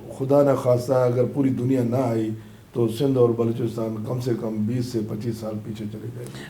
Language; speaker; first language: Urdu; non-native, local second language; Sindhi